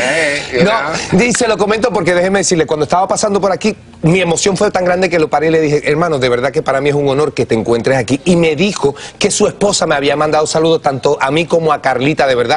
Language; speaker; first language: Spanish; native; Spanish